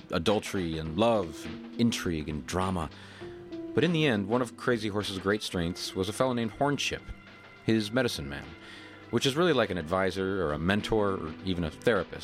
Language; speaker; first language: English; native; English